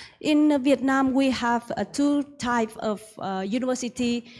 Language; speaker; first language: English; non-native, learner; Vietnamese